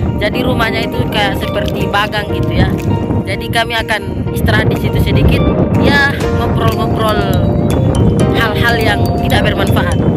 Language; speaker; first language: Indonesian; non-native, local second language; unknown